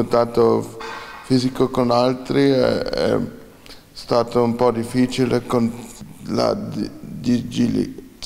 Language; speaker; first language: Italian; non-native, local second language; German